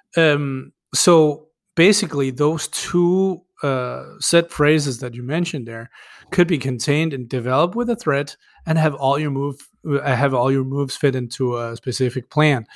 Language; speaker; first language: English; non-native, fluent; Danish